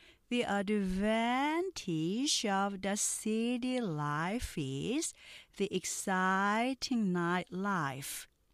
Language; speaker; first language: English; non-native, fluent; Korean